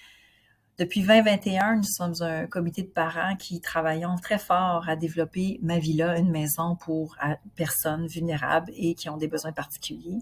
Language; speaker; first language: French; native; French